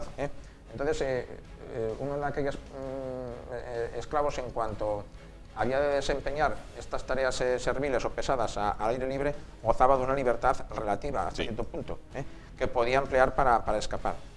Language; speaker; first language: Spanish; native; Spanish